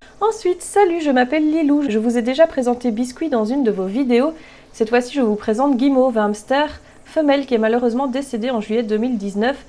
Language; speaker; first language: French; native; French